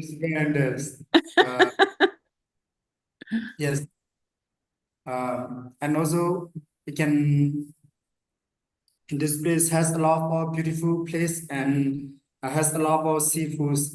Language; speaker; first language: English; non-native, learner; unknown